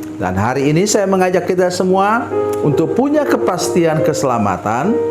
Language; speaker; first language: Indonesian; native; Indonesian